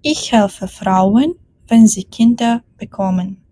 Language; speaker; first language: German; non-native, fluent; Ukrainian